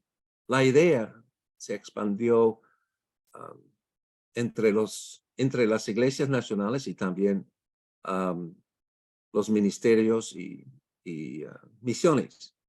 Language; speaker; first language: Spanish; non-native, fluent; English